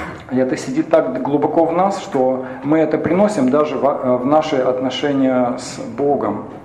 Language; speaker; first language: Russian; native; Russian